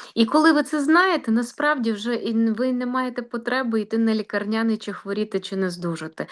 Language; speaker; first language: Ukrainian; native; Ukrainian